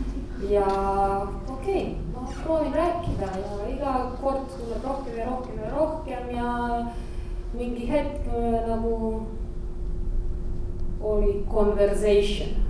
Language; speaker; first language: Estonian; non-native, learner; Croatian